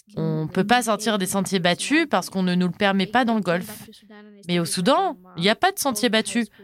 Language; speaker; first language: French; non-native, fluent; Arabic